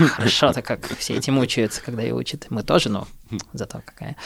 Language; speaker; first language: Russian; native; Russian